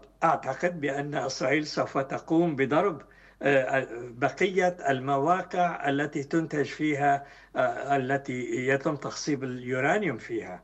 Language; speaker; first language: Arabic; native; Arabic